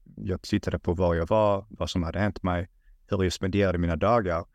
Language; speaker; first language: Swedish; early bilingual, other home language; Russian